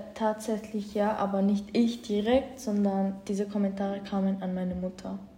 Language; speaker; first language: German; native; German